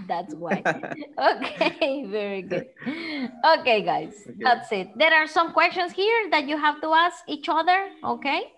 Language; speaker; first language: English; non-native, fluent; Spanish